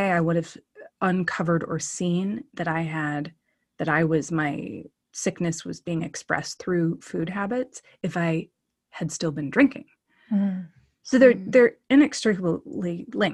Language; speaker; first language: English; native; English